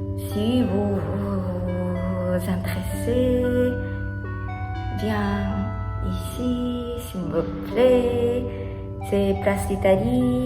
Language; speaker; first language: French; non-native, learner; Japanese